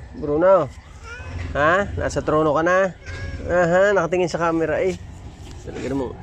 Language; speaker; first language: Filipino; native; Filipino